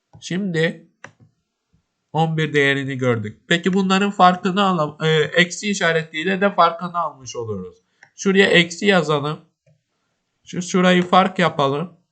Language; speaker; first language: Turkish; native; Turkish